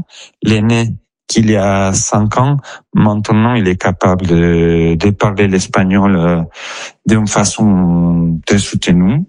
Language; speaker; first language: French; non-native, fluent; Spanish